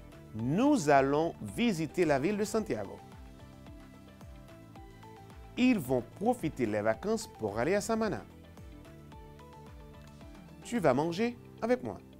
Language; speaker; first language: French; non-native, fluent; Spanish